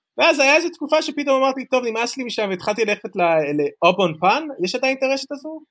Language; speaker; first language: Hebrew; native; Hebrew